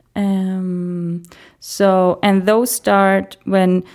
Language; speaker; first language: English; non-native, fluent; Greek